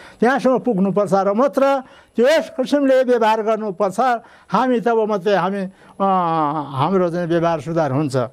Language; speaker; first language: Nepali; non-native, local second language; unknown